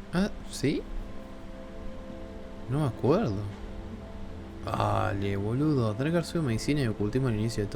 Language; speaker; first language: Spanish; native; Spanish